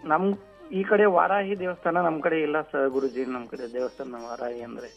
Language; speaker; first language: Kannada; native; Kannada